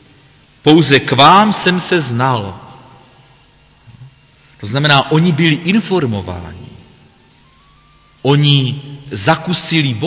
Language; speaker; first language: Czech; native; Czech